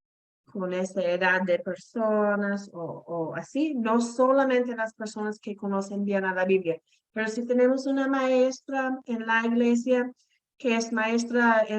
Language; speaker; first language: Spanish; non-native, fluent; English